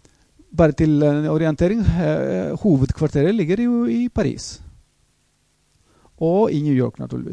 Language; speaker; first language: Norwegian; non-native, fluent; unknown